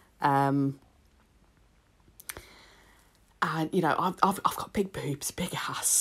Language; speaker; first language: English; native; English